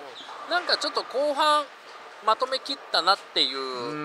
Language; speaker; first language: Japanese; native; Japanese